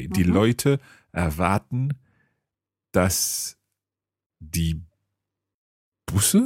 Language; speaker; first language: German; non-native, learner; English